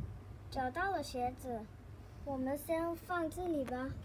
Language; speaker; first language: Chinese; non-native, learner; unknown